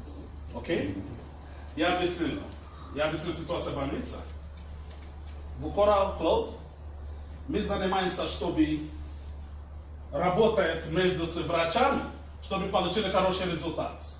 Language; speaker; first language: Russian; non-native, learner; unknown